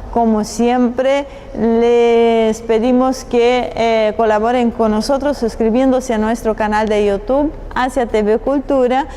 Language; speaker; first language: Spanish; native; Spanish